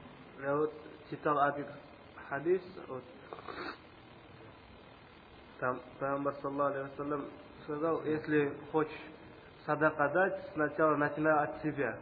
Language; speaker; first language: Russian; non-native, learner; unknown